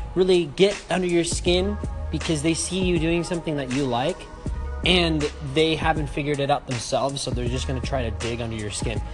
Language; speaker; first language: English; early bilingual, other home language; Spanish